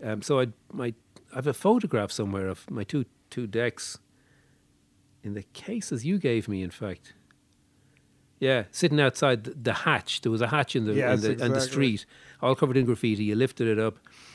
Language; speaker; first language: English; native; English